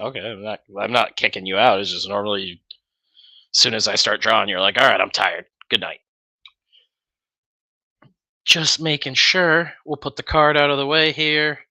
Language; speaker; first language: English; native; English